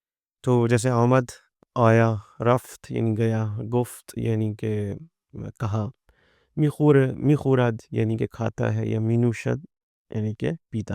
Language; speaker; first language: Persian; non-native, fluent; Urdu